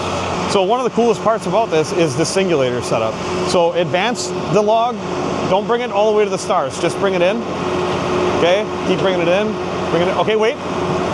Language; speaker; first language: English; native; English